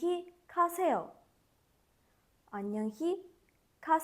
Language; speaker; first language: Korean; non-native, fluent; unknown